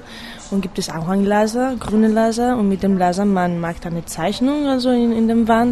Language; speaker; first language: German; non-native, fluent; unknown